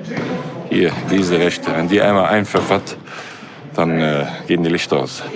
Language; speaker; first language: German; native; German